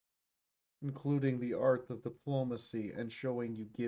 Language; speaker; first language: English; native; English